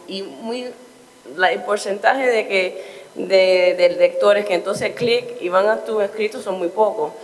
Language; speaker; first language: Spanish; early bilingual, heritage; Spanish